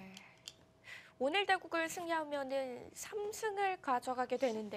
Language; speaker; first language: Korean; native; Korean